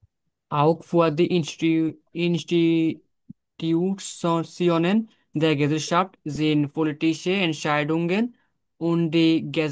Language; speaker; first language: German; non-native, learner; Bangla